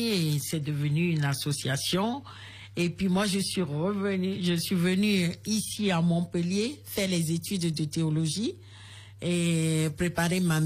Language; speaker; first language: French; non-native, local second language; Ewe